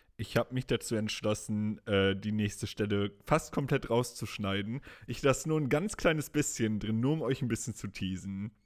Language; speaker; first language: German; native; German